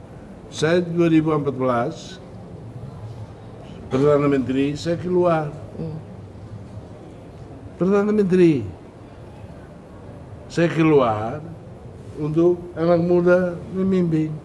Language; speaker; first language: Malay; non-native, fluent; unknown